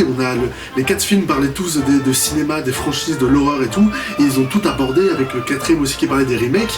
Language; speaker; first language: French; native; French